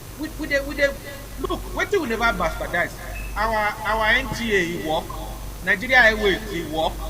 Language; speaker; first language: Nigerian Pidgin; non-native, local second language; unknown